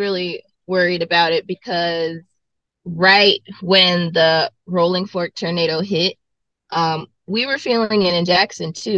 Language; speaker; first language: English; native; English